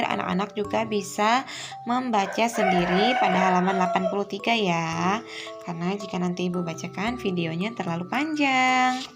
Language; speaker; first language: Indonesian; native; Indonesian